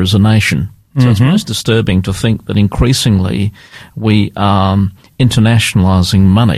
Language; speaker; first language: English; native; English